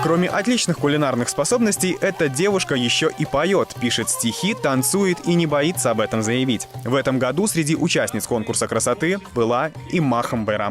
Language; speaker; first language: Russian; native; Russian